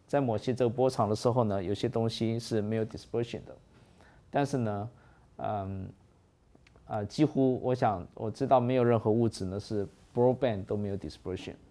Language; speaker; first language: Chinese; native; Chinese